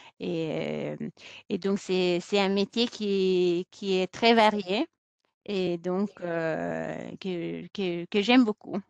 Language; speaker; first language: French; non-native, fluent; German